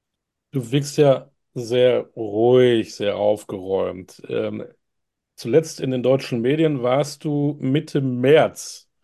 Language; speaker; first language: German; native; German